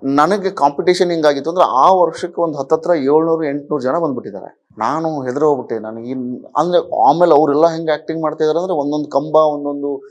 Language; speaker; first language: Kannada; native; Kannada